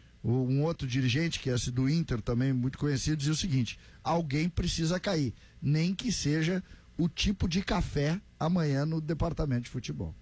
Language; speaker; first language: Portuguese; native; Portuguese